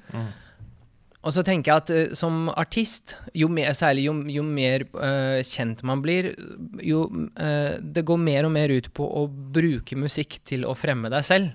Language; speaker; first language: Norwegian; early bilingual, other home language; Russian